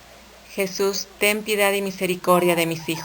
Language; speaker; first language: Spanish; native; Spanish